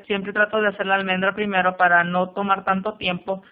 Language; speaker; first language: Spanish; early bilingual, heritage; Spanish